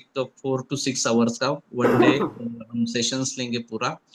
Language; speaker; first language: Hindi; non-native, local second language; Marathi